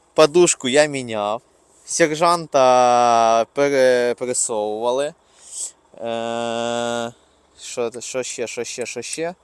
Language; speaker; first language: Ukrainian; non-native, local second language; Russian